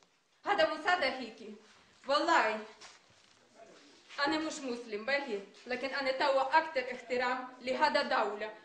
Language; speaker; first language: Arabic; non-native, learner; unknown